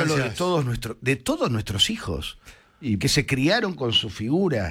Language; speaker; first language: Spanish; native; Spanish